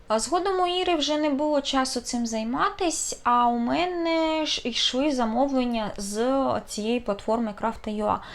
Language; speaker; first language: Ukrainian; non-native, local second language; Russian